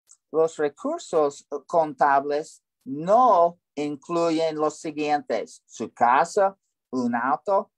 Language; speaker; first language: Spanish; non-native, learner; English